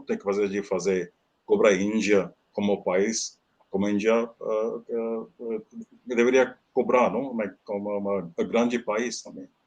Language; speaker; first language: Portuguese; non-native, learner; Hindi